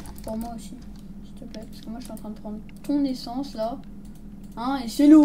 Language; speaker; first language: French; native; French